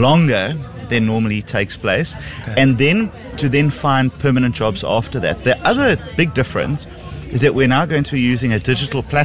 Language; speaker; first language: English; native; English